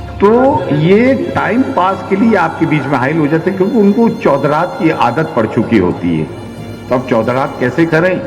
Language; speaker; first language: Urdu; native; Urdu